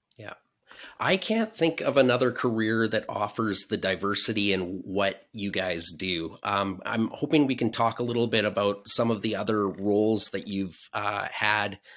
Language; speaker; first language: English; native; English